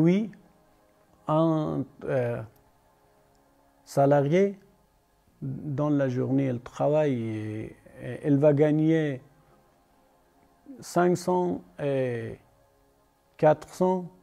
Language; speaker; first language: French; non-native, learner; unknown